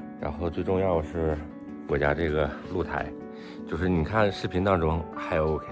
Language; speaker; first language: Chinese; native; Chinese